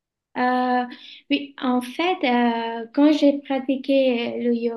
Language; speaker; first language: French; non-native, learner; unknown